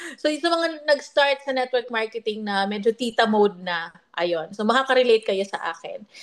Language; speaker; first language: Filipino; non-native, local second language; Bikol